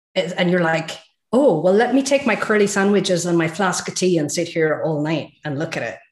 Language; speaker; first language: English; native; English